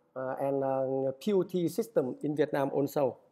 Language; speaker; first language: English; non-native, fluent; Vietnamese